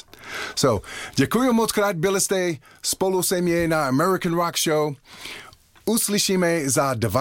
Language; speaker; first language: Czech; non-native, learner; English